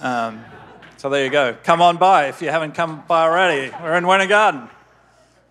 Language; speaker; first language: English; native; English